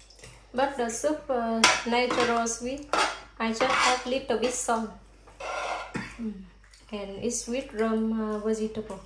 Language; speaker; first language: English; non-native, learner; Vietnamese